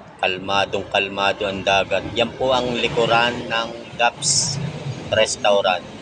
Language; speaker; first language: Filipino; native; Filipino